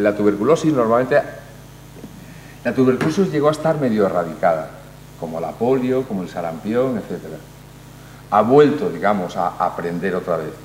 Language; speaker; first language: Spanish; native; Spanish